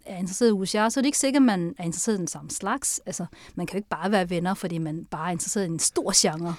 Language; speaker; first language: Danish; non-native, fluent; Chinese